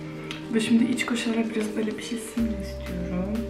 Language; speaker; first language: Turkish; non-native, fluent; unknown